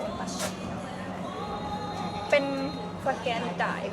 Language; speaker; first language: Thai; native; Thai